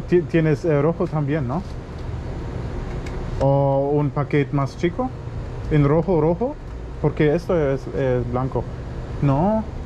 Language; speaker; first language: Spanish; non-native, learner; German